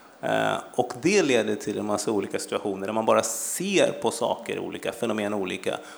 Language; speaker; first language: Swedish; early bilingual, other home language; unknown